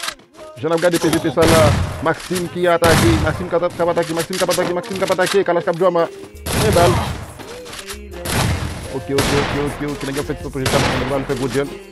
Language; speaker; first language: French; non-native, local second language; Haitian Creole